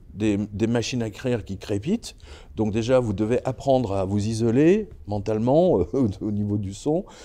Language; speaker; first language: French; early bilingual, other home language; Serbian